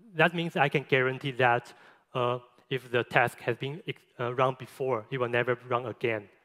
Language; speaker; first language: English; non-native, fluent; Chinese